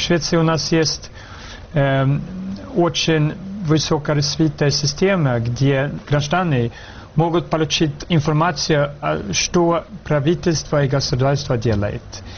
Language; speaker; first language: Ukrainian; non-native, learner; Swedish